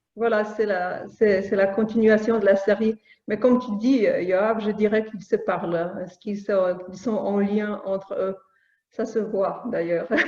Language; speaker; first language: French; non-native, fluent; Polish